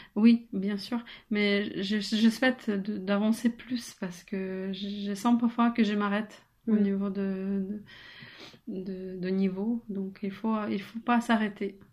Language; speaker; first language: French; non-native, fluent; Ukrainian